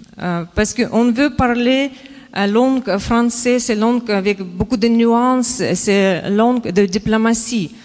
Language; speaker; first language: French; non-native, learner; Russian